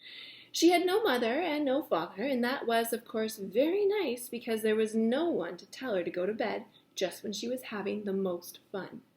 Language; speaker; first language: English; native; English